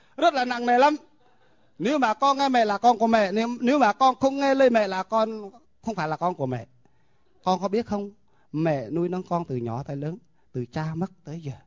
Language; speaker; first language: Vietnamese; non-native, local second language; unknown